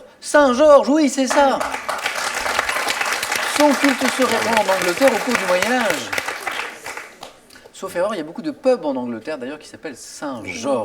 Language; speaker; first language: French; native; French